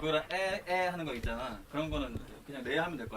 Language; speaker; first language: Korean; native; Korean